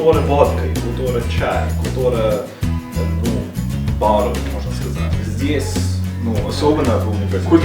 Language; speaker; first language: Russian; non-native, fluent; English